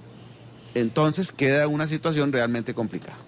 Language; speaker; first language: Spanish; native; Spanish